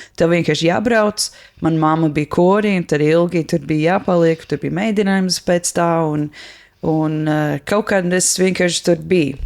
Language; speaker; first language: Latvian; non-native, learner; English